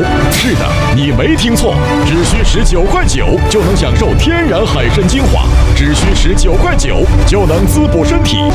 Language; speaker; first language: Chinese; native; Chinese